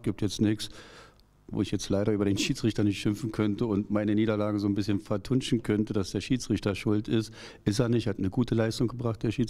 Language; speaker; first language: German; native; German